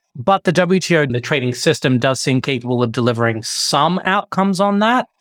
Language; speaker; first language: English; native; English